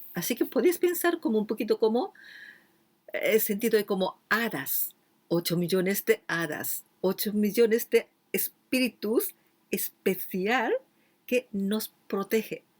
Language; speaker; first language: Spanish; non-native, fluent; Japanese